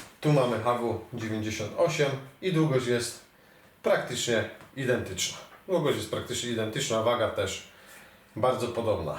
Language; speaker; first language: Polish; native; Polish